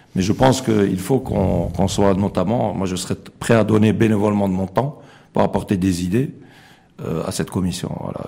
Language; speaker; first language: French; non-native, local second language; Arabic